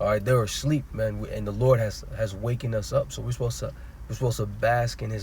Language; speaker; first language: English; native; English